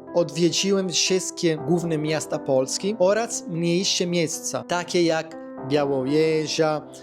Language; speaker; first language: Polish; non-native, learner; Italian